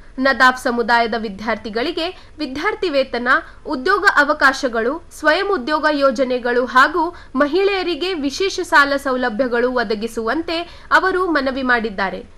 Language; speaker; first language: Kannada; native; Kannada